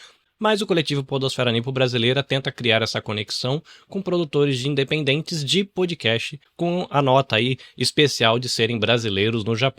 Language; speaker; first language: Portuguese; native; Portuguese